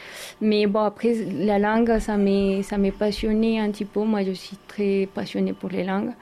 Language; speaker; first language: French; non-native, learner; Spanish